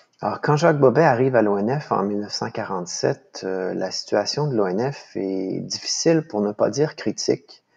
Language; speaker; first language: French; native; French